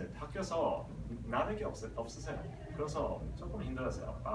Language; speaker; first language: Korean; early bilingual, other home language; English